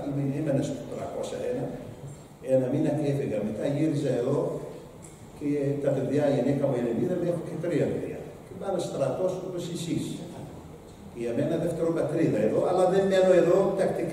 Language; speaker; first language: Greek; non-native, learner; Arabic